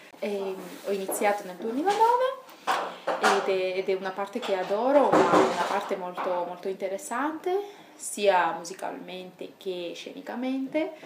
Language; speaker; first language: Italian; non-native, fluent; Georgian